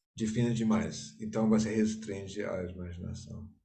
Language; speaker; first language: Portuguese; non-native, fluent; English